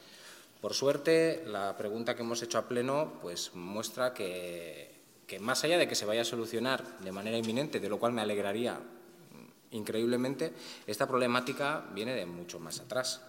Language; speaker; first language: Spanish; native; Spanish